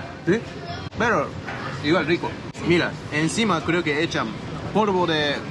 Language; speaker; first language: Spanish; non-native, learner; Japanese